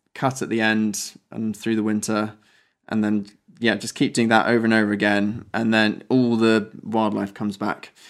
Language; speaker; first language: English; native; English